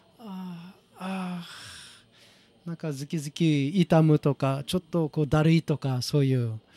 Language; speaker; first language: Japanese; non-native, fluent; Korean